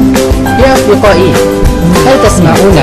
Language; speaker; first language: Arabic; non-native, learner; Malay